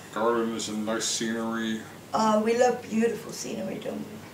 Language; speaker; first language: English; native; English